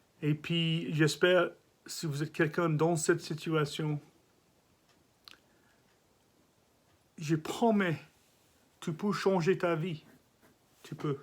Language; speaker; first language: French; non-native, learner; English